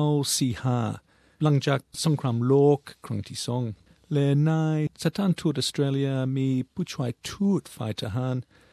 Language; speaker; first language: Thai; non-native, learner; English